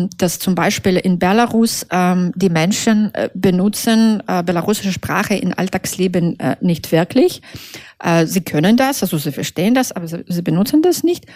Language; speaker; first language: German; non-native, fluent; Russian